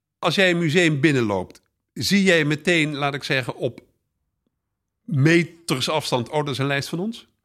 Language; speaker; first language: Dutch; native; Dutch